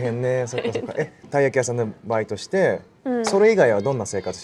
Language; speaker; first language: Japanese; native; Japanese